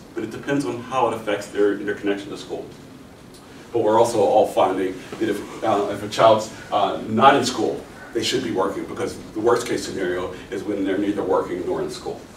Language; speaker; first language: English; native; English